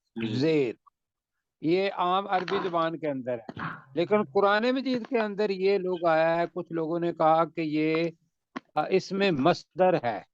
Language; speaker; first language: Urdu; non-native, local second language; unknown